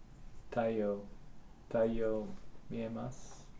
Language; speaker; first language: Japanese; non-native, learner; English